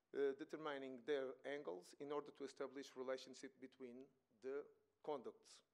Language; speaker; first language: English; non-native, fluent; Portuguese